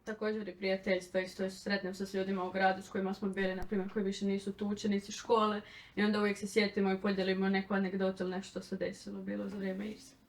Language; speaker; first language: Croatian; native; Croatian